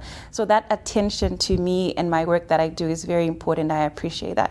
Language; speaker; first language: English; non-native, local second language; Shona